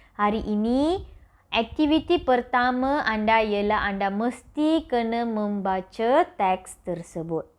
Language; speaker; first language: Malay; non-native, local second language; Tamil